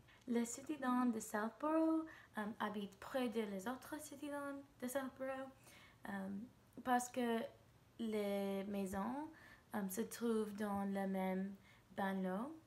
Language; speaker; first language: French; non-native, learner; English